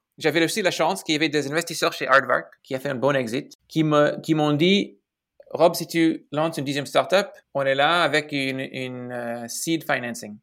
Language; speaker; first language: French; non-native, fluent; English